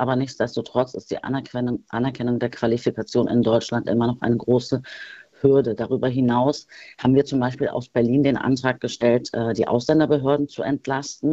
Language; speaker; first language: German; early bilingual, other home language; Turkish